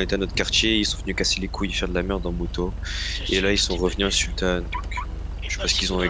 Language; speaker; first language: French; native; French